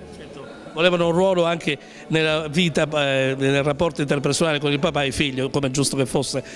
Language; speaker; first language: Italian; native; Italian